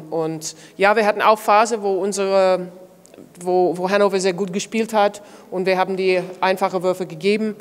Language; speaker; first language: German; non-native, fluent; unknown